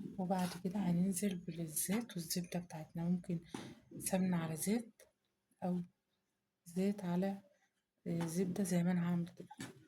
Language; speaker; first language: Arabic; native; Arabic